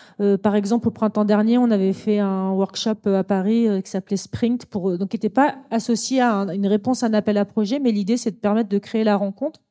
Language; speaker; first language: French; native; French